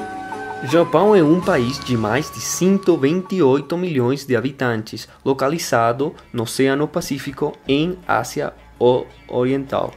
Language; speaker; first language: Portuguese; non-native, learner; Spanish